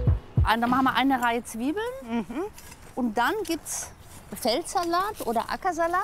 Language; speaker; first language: German; native; German